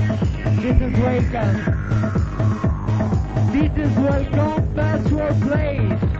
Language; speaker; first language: English; non-native, learner; Italian